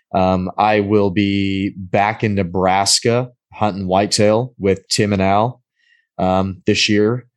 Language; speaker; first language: English; native; English